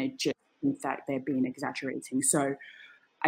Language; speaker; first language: English; native; English